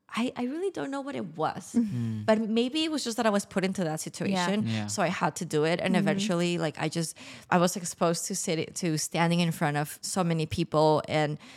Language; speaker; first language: English; non-native, fluent; Spanish